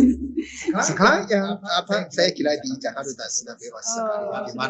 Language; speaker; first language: Indonesian; non-native, learner; Japanese